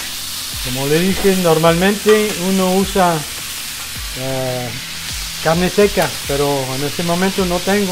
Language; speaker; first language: Spanish; non-native, fluent; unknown